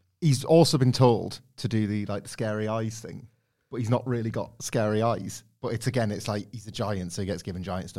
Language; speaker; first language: English; native; English